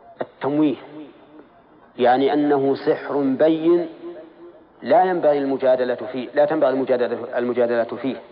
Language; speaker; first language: Arabic; native; Arabic